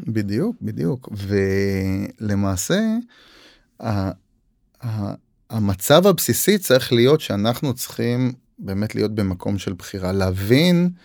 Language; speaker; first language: Hebrew; native; Hebrew